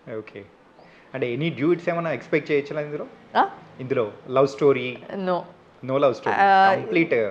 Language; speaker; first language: Telugu; native; Telugu